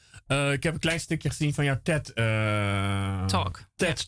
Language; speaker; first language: Dutch; native; Dutch